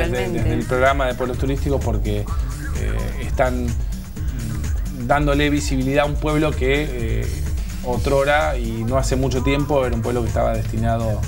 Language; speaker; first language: Spanish; native; Spanish